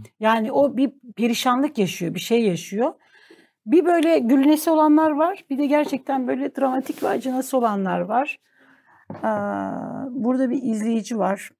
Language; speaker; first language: Turkish; native; Turkish